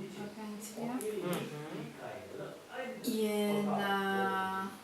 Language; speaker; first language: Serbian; non-native, learner; Chinese